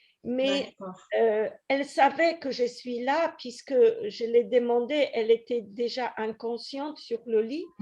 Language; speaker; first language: French; non-native, fluent; Polish